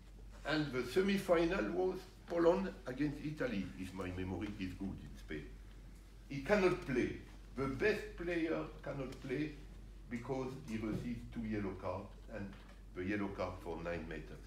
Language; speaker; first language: English; non-native, learner; French